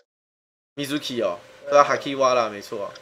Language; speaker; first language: Chinese; native; Chinese